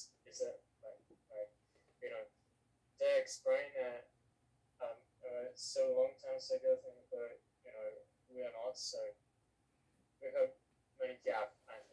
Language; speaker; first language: English; non-native, learner; Korean